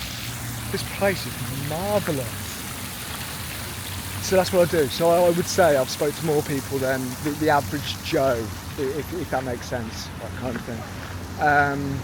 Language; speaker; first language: English; native; English